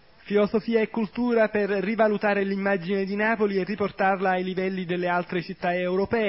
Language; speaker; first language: Italian; native; Italian